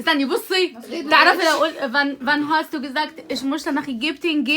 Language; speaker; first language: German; non-native, learner; Arabic